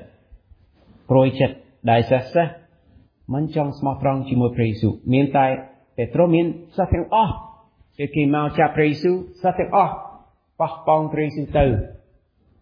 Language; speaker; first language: Khmer; non-native, fluent; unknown